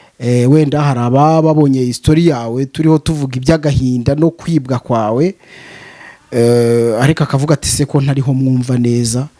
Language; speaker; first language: Kinyarwanda; native; Kinyarwanda